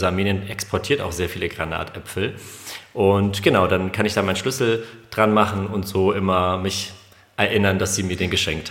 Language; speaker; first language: German; early bilingual, other home language; Armenian